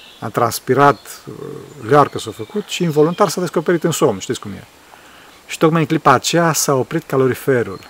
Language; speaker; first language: Romanian; early bilingual, heritage; Romanian